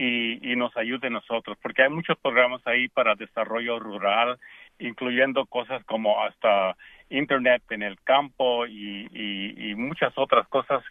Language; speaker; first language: Spanish; early bilingual, heritage; Spanish